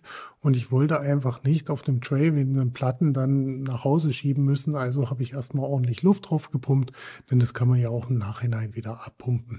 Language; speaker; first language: German; native; German